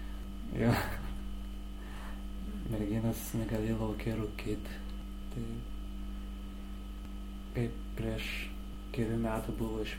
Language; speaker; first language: Lithuanian; non-native, learner; Azerbaijani